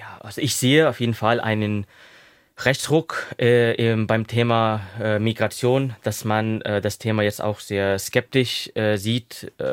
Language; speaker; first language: German; non-native, fluent; Urdu